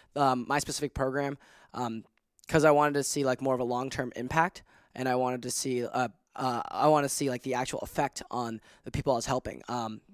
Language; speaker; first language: English; non-native, local second language; Cantonese